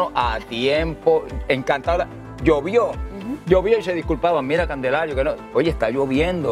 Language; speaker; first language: Spanish; native; Spanish